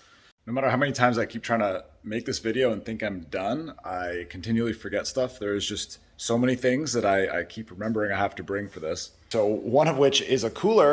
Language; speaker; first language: English; native; English